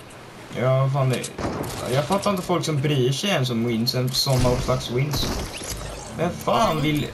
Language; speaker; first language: Swedish; native; Swedish